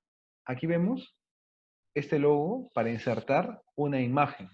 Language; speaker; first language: Spanish; native; Spanish